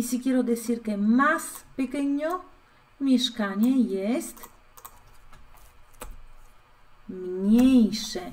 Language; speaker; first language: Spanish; non-native, fluent; Polish